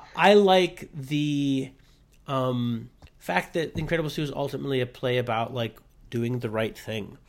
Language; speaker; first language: English; native; English